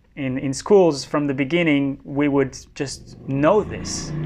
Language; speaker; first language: English; non-native, fluent; Spanish